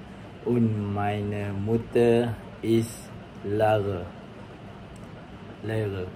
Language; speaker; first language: German; non-native, learner; Malay